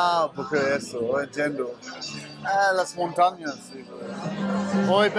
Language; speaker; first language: Spanish; non-native, learner; German